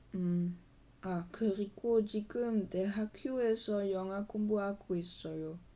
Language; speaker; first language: Korean; non-native, learner; Dutch